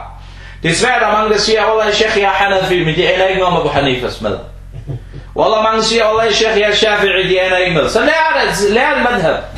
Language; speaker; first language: Danish; non-native, fluent; Arabic